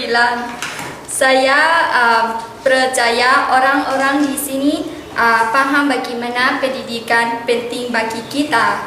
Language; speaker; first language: Indonesian; non-native, learner; Lao